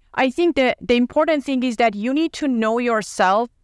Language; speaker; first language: English; non-native, fluent; Persian